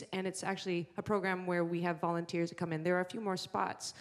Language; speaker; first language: English; native; English